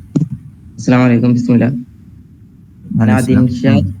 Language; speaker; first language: Arabic; non-native, learner; Malayalam